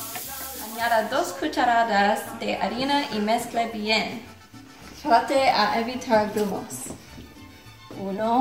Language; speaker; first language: Spanish; non-native, learner; English